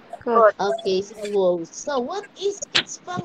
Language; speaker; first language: English; non-native, learner; Indonesian